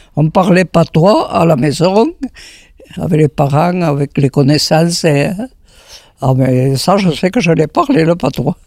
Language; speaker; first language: French; native; French